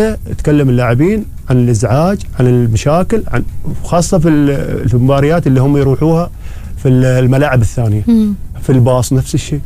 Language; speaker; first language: Arabic; native; Arabic